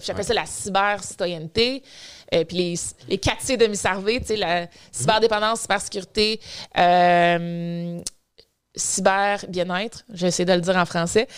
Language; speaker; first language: French; native; French